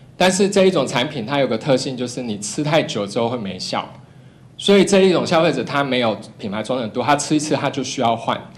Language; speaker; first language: Chinese; non-native, local second language; Cantonese